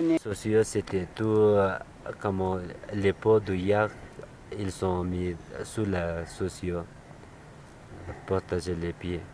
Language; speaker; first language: French; non-native, learner; Sherpa